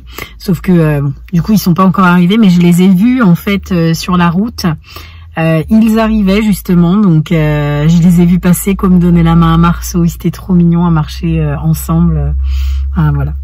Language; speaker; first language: French; native; French